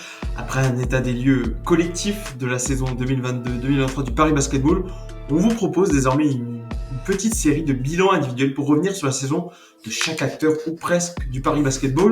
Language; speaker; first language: French; native; French